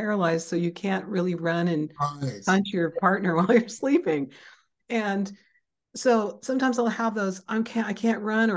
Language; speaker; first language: English; native; English